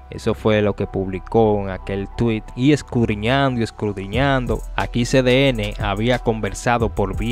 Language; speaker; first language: Spanish; native; Spanish